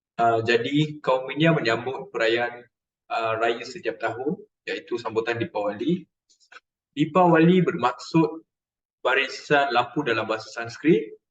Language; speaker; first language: Malay; non-native, local second language; Tamil